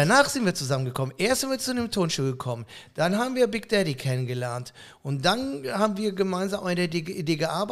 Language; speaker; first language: German; native; German